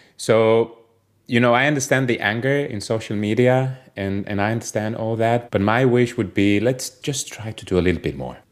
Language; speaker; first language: English; non-native, fluent; Spanish